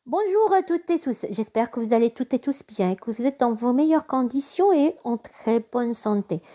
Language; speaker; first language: French; non-native, local second language; Arabic